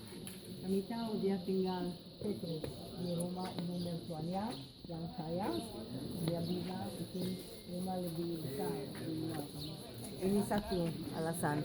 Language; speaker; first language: Indonesian; non-native, fluent; Hebrew